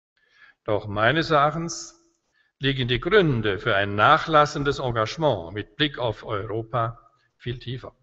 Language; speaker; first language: German; native; German